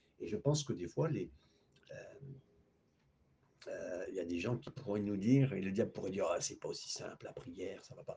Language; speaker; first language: French; native; French